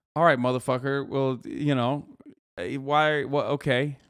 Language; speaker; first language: English; early bilingual, other home language; Turkish